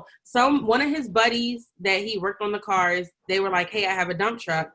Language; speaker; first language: English; native; English